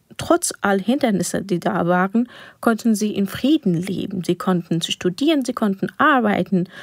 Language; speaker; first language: German; non-native, fluent; Persian